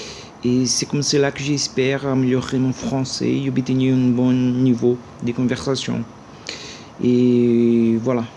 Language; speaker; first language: French; non-native, learner; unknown